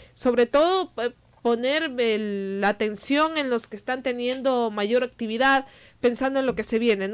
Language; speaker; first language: Spanish; native; Spanish